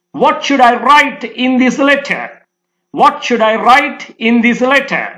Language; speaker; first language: English; non-native, local second language; Sinhala